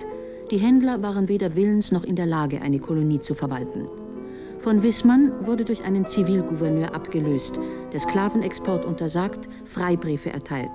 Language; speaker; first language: German; native; German